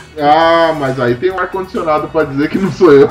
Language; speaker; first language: Portuguese; native; Portuguese